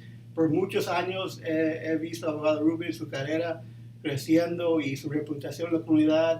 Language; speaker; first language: Spanish; early bilingual, heritage; Spanish